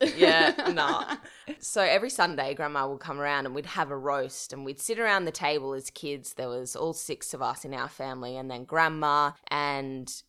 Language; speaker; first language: English; native; English